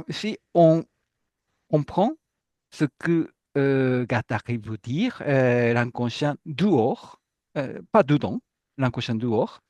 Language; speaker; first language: French; non-native, fluent; Japanese